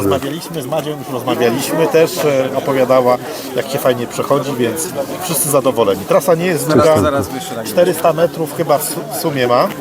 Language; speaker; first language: Polish; native; Polish